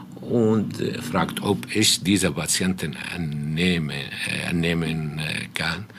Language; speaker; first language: German; non-native, fluent; Arabic